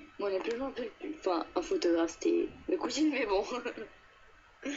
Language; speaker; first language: French; native; French